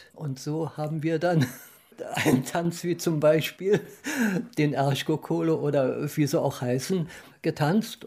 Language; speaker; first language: German; native; German